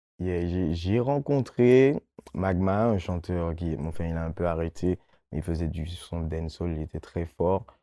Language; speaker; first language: French; non-native, local second language; Guadeloupean Creole French